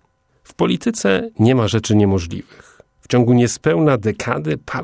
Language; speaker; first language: Polish; native; Polish